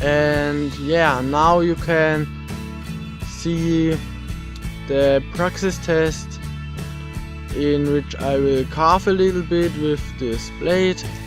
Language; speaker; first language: English; non-native, fluent; German